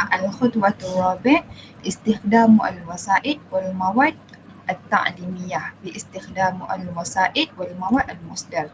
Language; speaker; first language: Arabic; non-native, learner; Malay